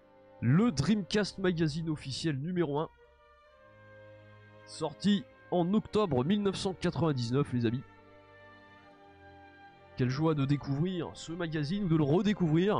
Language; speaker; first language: French; native; French